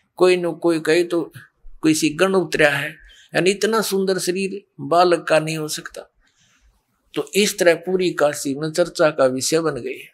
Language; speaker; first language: Hindi; native; Hindi